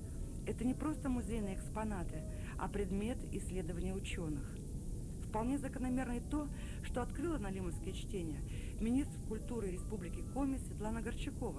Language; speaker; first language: Russian; native; Russian